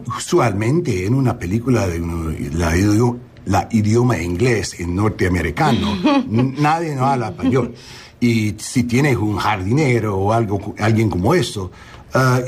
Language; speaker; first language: Spanish; early bilingual, heritage; English